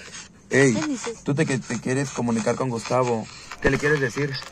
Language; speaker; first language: Spanish; native; Spanish